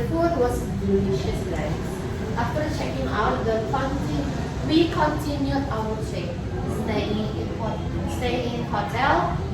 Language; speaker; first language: English; non-native, learner; Indonesian